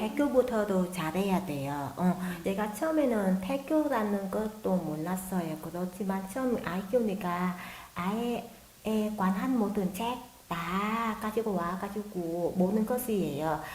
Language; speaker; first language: Korean; non-native, learner; Vietnamese